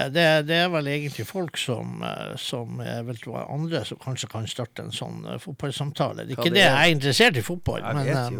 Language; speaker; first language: Norwegian; non-native, fluent; English